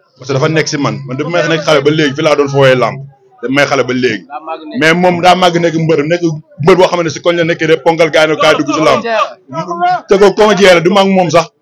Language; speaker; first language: Wolof; native; Wolof